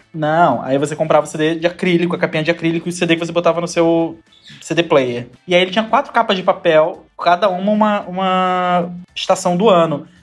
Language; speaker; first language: Portuguese; native; Portuguese